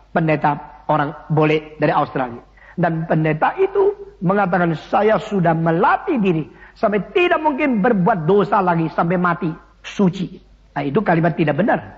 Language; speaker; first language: Indonesian; early bilingual, other home language; Min Nan Chinese